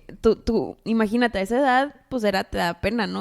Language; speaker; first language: Spanish; native; Spanish